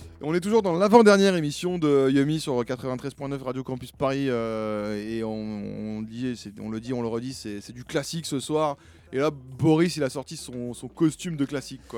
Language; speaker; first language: French; native; French